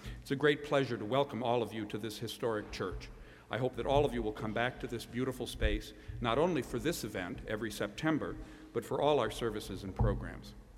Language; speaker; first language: English; native; English